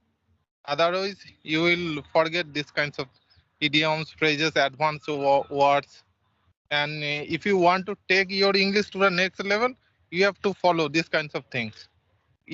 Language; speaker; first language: English; non-native, local second language; Santali